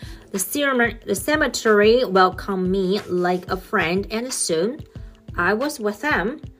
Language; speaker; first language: English; non-native, fluent; Chinese